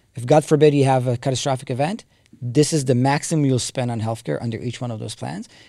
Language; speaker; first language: English; non-native, fluent; Hebrew